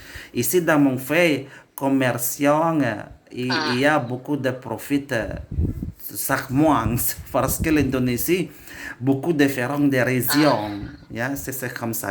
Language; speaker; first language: French; non-native, learner; Indonesian